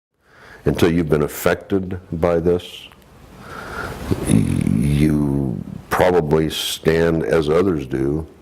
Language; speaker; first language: English; native; English